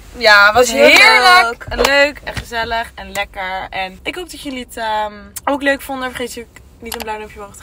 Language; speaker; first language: Dutch; native; Dutch